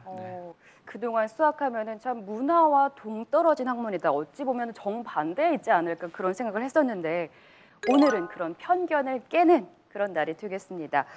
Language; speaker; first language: Korean; native; Korean